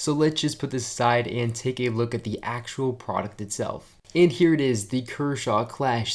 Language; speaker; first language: English; native; English